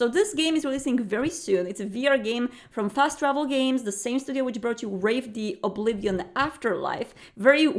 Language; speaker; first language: English; non-native, fluent; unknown